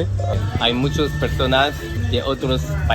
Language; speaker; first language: Spanish; non-native, learner; French